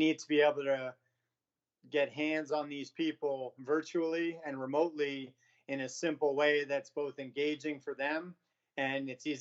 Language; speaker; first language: English; native; English